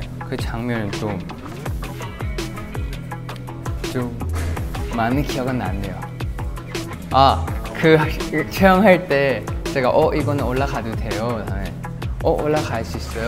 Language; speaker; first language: Korean; non-native, fluent; Thai